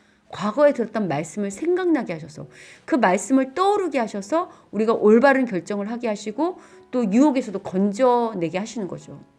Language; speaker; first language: Korean; native; Korean